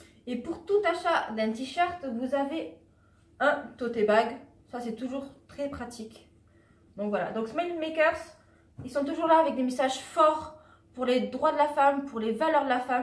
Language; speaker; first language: French; native; French